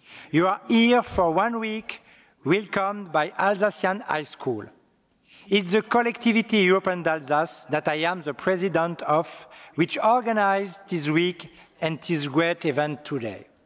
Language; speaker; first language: English; non-native, learner; French